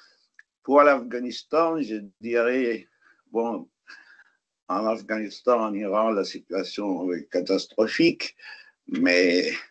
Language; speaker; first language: French; non-native, fluent; Arabic